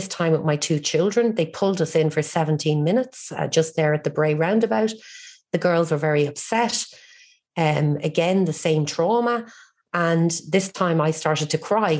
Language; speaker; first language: English; native; English